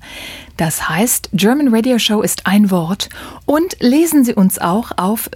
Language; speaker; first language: German; native; German